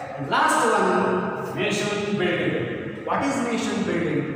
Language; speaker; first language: English; non-native, local second language; Kannada